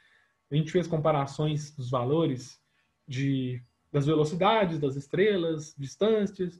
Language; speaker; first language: Portuguese; native; Portuguese